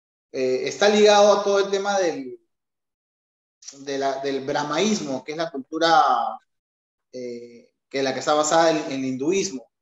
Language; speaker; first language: Spanish; native; Spanish